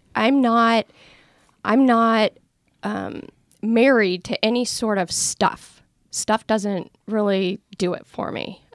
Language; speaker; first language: English; native; English